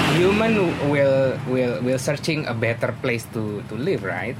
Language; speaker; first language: English; non-native, learner; Indonesian